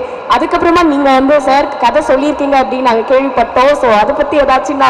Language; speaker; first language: Tamil; native; Tamil